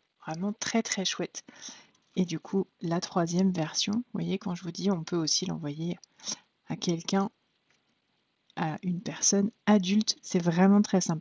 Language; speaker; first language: French; native; French